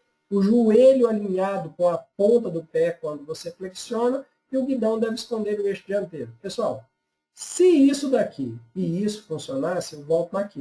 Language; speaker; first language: Portuguese; native; Portuguese